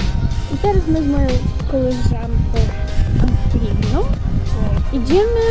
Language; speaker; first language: Polish; non-native, learner; Russian